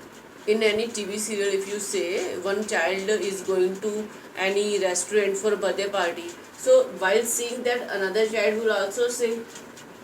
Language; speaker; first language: English; non-native, local second language; Hindi